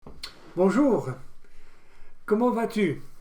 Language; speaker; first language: French; non-native, fluent; English